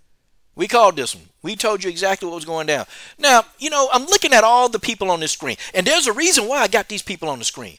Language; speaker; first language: English; native; English